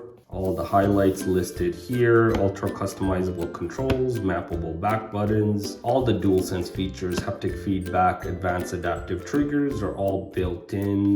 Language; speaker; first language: English; native; English